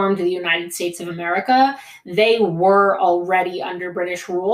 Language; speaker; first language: English; early bilingual, other home language; Greek